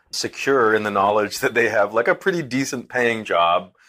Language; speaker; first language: English; native; English